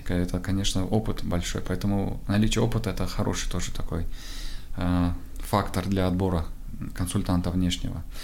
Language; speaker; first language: Russian; non-native, local second language; Tajik